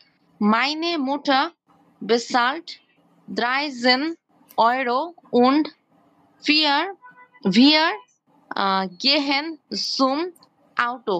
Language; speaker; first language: German; non-native, learner; Bangla